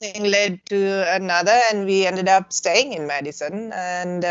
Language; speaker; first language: English; non-native, local second language; Sinhala